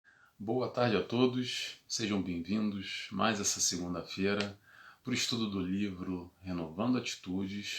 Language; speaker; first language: Portuguese; native; Portuguese